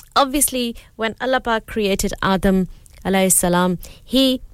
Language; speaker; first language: English; early bilingual, other home language; Urdu